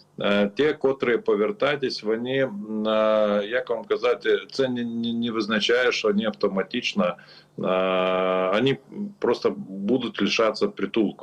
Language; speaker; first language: Ukrainian; non-native, learner; Lithuanian